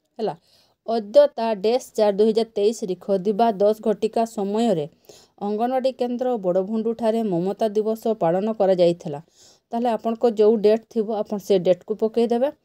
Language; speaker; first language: Odia; non-native, local second language; Santali